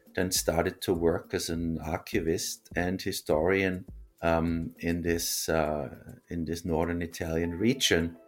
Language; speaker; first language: English; non-native, fluent; German